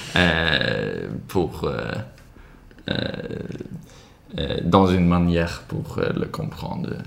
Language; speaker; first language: French; non-native, learner; Swedish